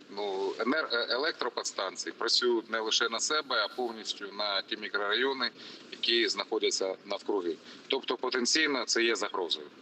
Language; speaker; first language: Ukrainian; non-native, local second language; Russian